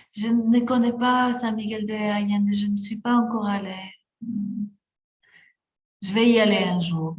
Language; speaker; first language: French; non-native, fluent; Spanish